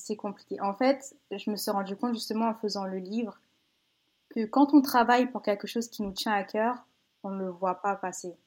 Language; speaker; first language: French; native; French